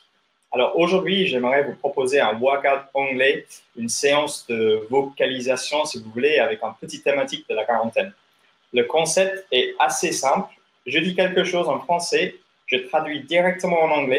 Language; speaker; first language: French; non-native, fluent; English